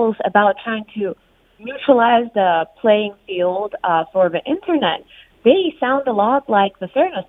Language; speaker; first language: English; non-native, fluent; Russian